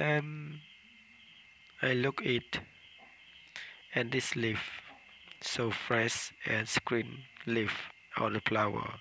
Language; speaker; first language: English; non-native, learner; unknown